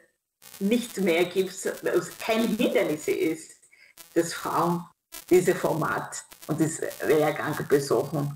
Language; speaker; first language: German; non-native, fluent; Kinyarwanda